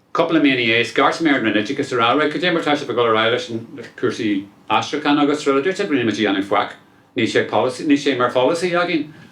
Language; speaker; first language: Irish; non-native, local second language; English